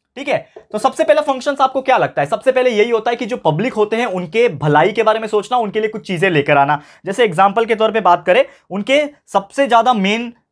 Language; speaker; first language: Hindi; native; Hindi